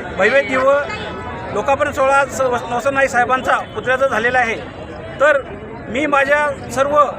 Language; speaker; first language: Marathi; non-native, local second language; Lambadi